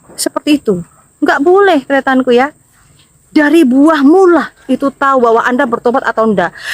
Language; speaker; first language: Indonesian; non-native, local second language; Madurese